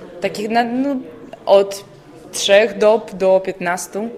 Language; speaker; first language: Polish; non-native, fluent; Belarusian